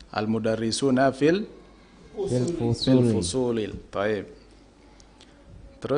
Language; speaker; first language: Arabic; non-native, fluent; Indonesian